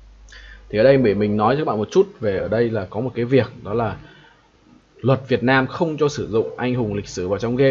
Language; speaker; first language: Vietnamese; native; Vietnamese